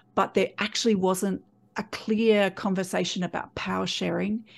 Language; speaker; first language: English; native; English